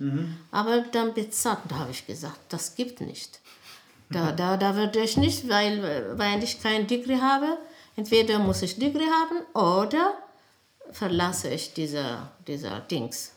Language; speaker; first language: German; non-native, learner; Amharic